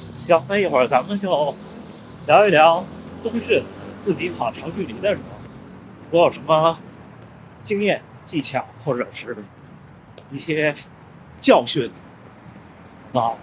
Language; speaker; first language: Chinese; native; Chinese